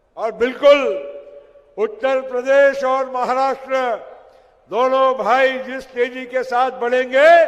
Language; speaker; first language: Hindi; non-native, local second language; Gujarati